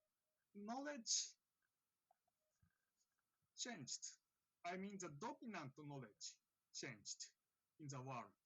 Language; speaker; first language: English; non-native, fluent; Japanese